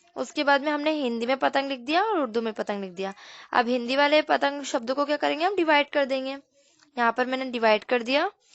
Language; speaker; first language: Hindi; native; Hindi